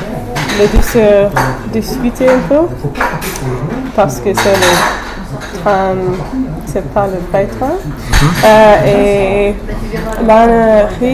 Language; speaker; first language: French; non-native, learner; English